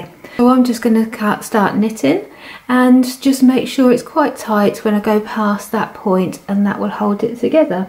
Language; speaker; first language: English; native; English